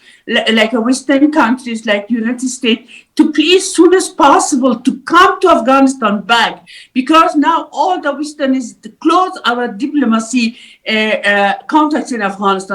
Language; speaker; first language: English; non-native, learner; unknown